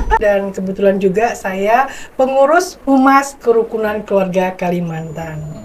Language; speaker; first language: Indonesian; non-native, local second language; Banjar